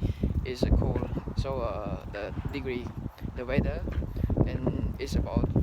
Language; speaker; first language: English; non-native, learner; Khmer